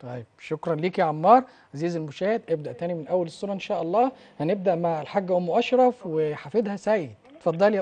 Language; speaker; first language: Arabic; native; Arabic